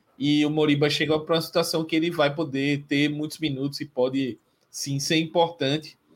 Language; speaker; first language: Portuguese; native; Portuguese